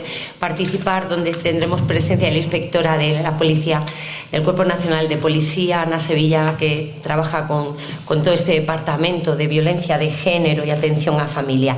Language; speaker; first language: Spanish; native; Spanish